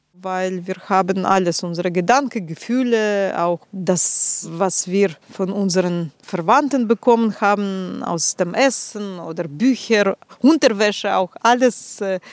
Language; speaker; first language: German; non-native, fluent; Russian